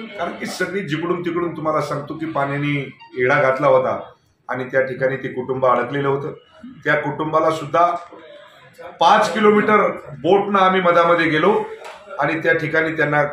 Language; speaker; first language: Marathi; native; Marathi